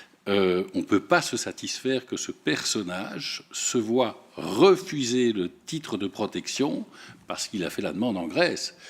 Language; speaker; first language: French; native; French